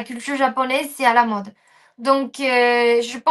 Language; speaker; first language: French; non-native, fluent; Japanese